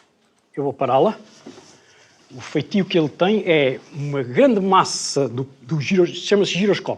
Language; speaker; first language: Portuguese; native; Portuguese